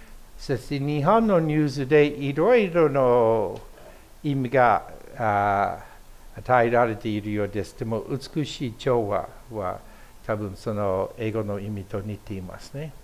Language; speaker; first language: Japanese; non-native, fluent; English